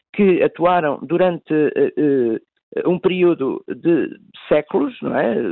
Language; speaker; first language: Portuguese; native; Portuguese